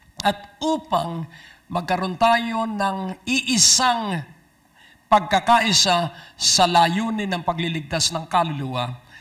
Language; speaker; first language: Filipino; native; Filipino